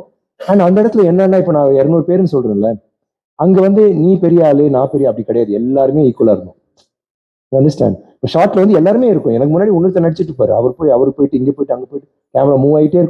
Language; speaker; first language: Tamil; native; Tamil